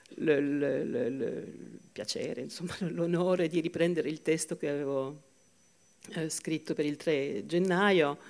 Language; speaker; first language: Italian; non-native, fluent; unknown